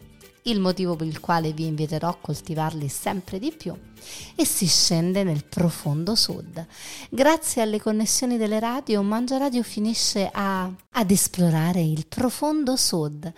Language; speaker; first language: Italian; native; Italian